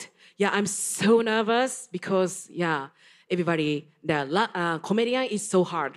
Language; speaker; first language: English; non-native, learner; Japanese